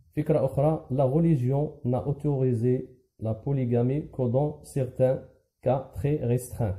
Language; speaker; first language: French; non-native, local second language; Arabic